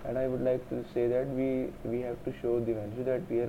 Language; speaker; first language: English; non-native, local second language; Hindi